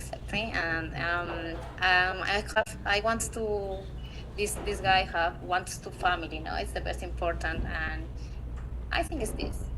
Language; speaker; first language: English; non-native, learner; Spanish